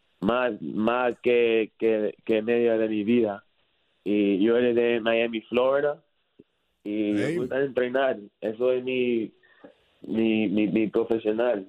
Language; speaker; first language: Spanish; early bilingual, heritage; English